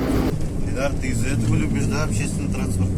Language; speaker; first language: Russian; native; Russian